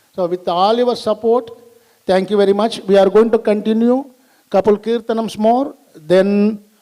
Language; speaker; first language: English; non-native, local second language; Tamil